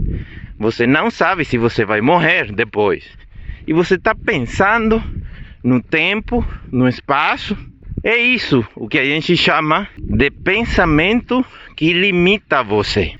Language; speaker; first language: Portuguese; non-native, fluent; Spanish